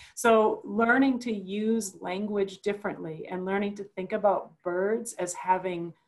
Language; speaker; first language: English; native; English